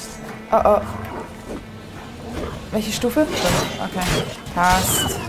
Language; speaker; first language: German; native; German